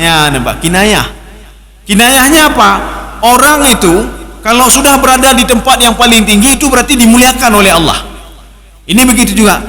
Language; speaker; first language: Malay; non-native, local second language; Achinese